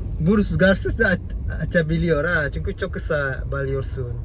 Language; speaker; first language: Turkish; non-native, learner; Indonesian